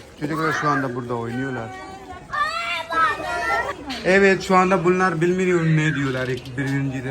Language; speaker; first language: Turkish; non-native, learner; Punjabi